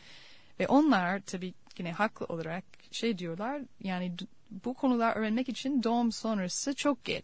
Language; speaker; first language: Turkish; non-native, fluent; English